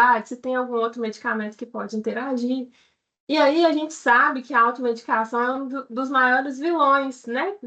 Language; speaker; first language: Portuguese; native; Portuguese